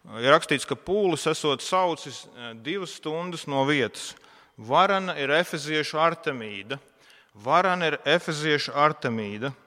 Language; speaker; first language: Latvian; non-native, local second language; Russian